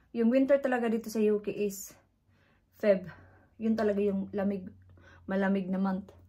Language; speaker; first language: Filipino; native; Filipino